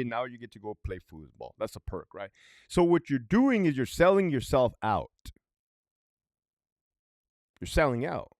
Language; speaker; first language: English; native; English